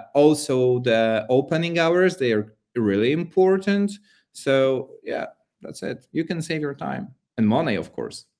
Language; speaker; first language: English; non-native, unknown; Polish